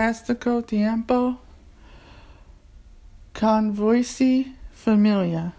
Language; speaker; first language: Italian; non-native, learner; English